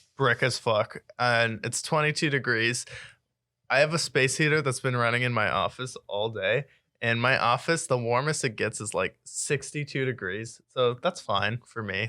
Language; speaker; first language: English; native; English